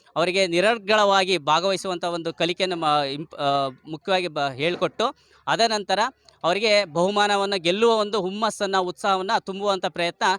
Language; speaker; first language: Kannada; native; Kannada